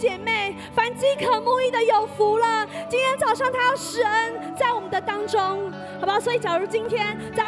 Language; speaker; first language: Chinese; native; Chinese